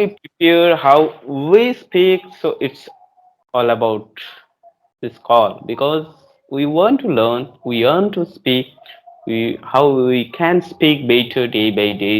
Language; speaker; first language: English; non-native, learner; Bangla